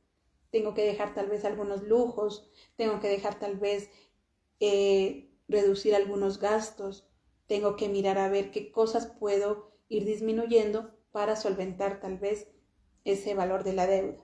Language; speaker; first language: Spanish; native; Spanish